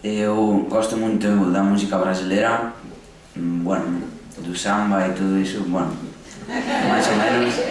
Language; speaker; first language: Portuguese; early bilingual, heritage; Portuguese